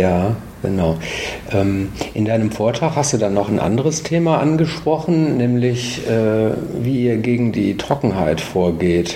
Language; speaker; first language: German; native; German